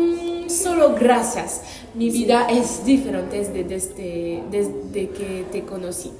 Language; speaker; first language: Spanish; non-native, learner; French